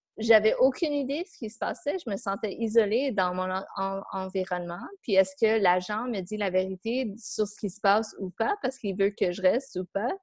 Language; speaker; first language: French; non-native, fluent; English